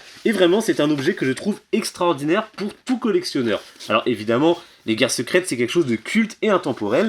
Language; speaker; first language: French; native; French